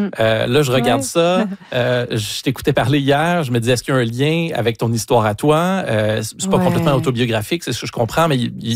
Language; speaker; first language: French; native; French